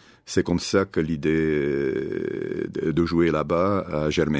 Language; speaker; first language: French; non-native, fluent; Romanian